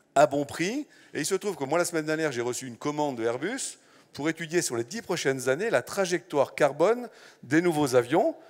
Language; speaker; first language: French; native; French